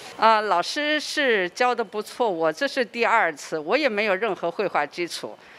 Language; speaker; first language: Chinese; native; Chinese